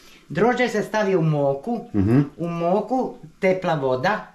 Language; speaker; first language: Polish; non-native, learner; Croatian